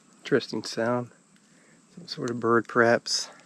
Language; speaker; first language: English; native; English